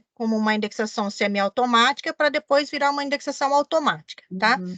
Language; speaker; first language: Portuguese; native; Portuguese